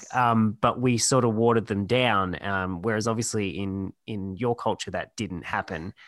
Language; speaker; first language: English; native; English